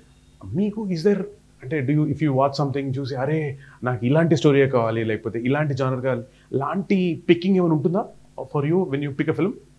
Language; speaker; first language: Telugu; native; Telugu